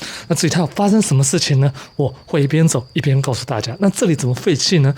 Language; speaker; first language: Chinese; native; Chinese